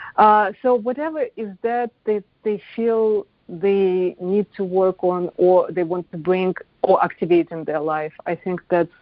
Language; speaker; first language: English; non-native, fluent; Russian